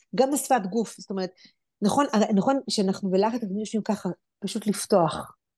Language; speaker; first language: Hebrew; native; Hebrew